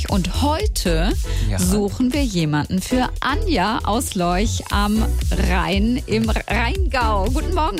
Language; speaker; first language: German; native; German